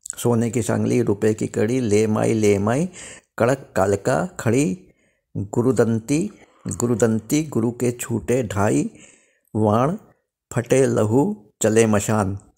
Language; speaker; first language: Hindi; non-native, local second language; Bangla